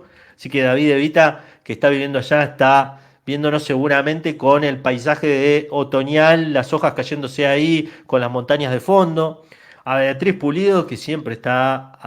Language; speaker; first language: Spanish; native; Spanish